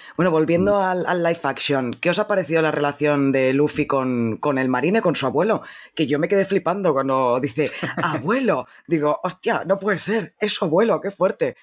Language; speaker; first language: Spanish; native; Spanish